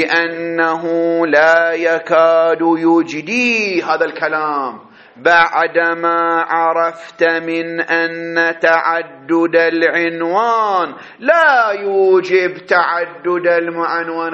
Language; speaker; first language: Arabic; native; Arabic